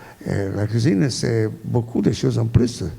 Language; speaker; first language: French; non-native, fluent; Italian